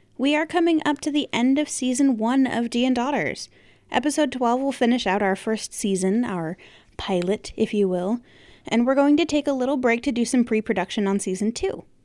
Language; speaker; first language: English; native; English